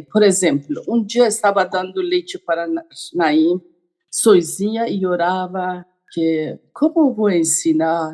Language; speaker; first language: Portuguese; non-native, learner; Persian